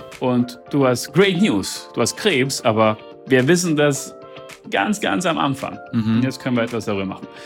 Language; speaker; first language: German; early bilingual, heritage; Italian